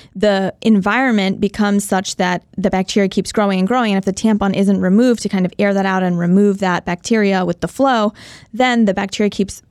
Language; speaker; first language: English; early bilingual, other home language; Hindi